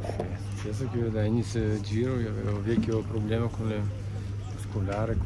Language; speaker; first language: Italian; non-native, learner; Russian